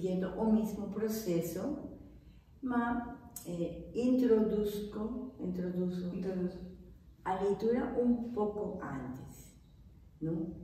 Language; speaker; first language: Portuguese; non-native, fluent; Spanish